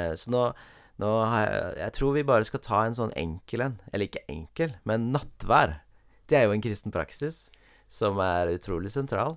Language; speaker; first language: Norwegian; early bilingual, heritage; Norwegian